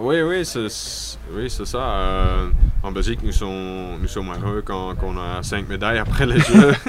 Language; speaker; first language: French; non-native, local second language; Dutch